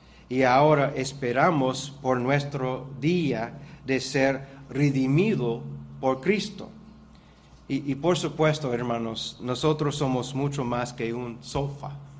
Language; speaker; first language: Spanish; non-native, fluent; English